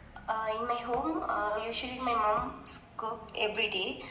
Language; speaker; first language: English; non-native, learner; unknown